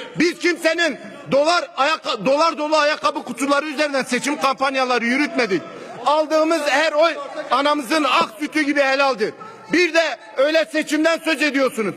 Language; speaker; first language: Turkish; non-native, local second language; Kurdish